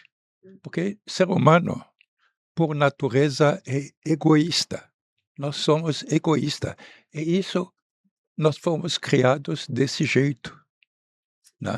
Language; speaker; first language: Portuguese; non-native, fluent; Arabic